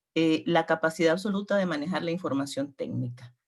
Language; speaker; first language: Spanish; native; Spanish